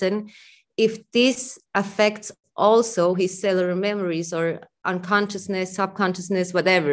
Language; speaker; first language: English; non-native, fluent; German